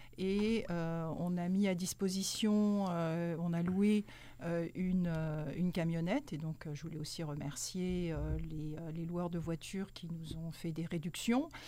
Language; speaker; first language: French; native; French